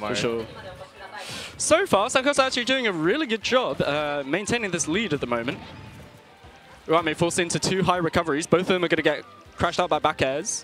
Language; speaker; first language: English; native; English